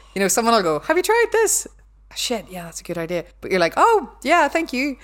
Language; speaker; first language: English; native; English